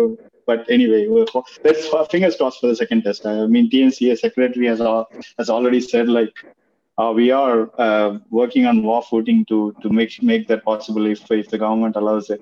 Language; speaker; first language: English; non-native, local second language; Tamil